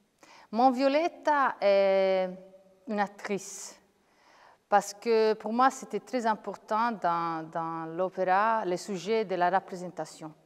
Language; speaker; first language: French; non-native, fluent; Italian